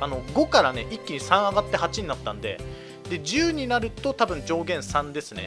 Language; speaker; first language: Japanese; native; Japanese